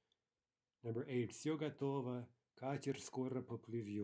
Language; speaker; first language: Russian; non-native, fluent; English